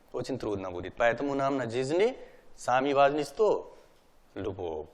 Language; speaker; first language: Russian; non-native, learner; Hindi